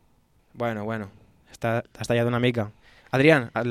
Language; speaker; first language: Catalan; native; Catalan